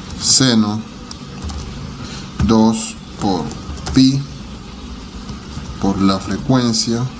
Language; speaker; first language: Spanish; native; Spanish